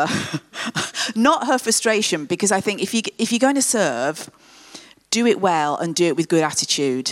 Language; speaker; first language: English; native; English